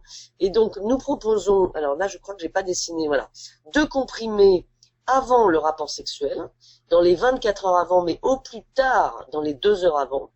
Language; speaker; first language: French; native; French